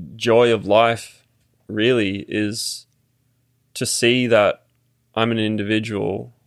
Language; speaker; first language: English; native; English